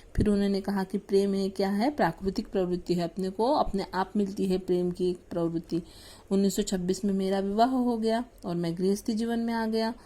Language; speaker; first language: Hindi; non-native, local second language; Marathi